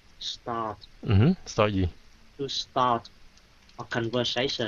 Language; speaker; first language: English; non-native, learner; Vietnamese